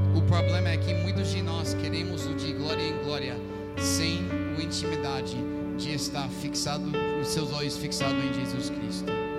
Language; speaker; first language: Portuguese; non-native, fluent; English